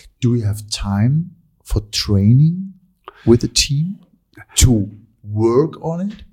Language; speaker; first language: English; non-native, fluent; German